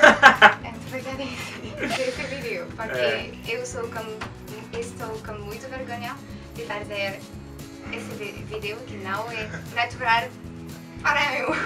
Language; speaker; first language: Portuguese; non-native, learner; French